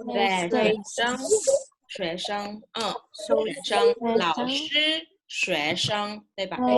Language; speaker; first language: Chinese; non-native, fluent; Indonesian